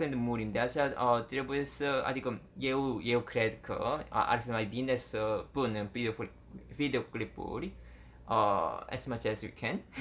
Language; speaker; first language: Romanian; non-native, learner; Korean